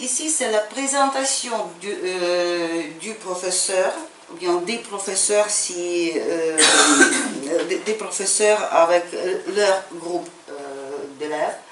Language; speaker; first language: French; non-native, fluent; Ukrainian